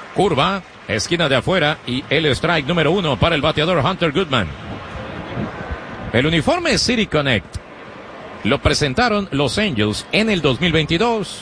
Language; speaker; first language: Spanish; native; Spanish